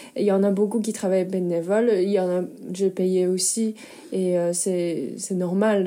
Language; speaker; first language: French; non-native, fluent; Chinese